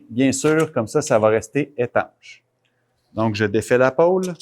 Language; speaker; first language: French; native; French